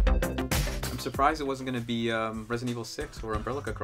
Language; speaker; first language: English; native; English